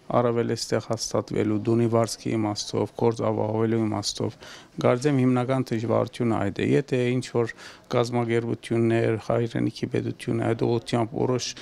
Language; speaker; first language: Armenian; native; Armenian